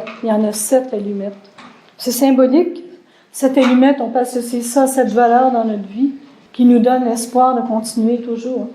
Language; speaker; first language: French; native; French